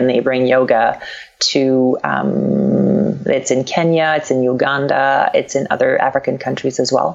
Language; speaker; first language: English; non-native, fluent; French